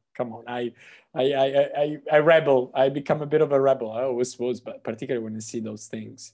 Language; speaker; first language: English; non-native, fluent; Italian